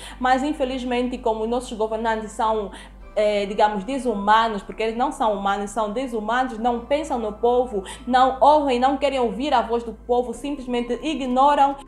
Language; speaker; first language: Portuguese; native; Portuguese